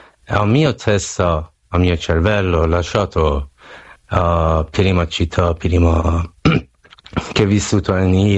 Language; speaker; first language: Italian; non-native, learner; Persian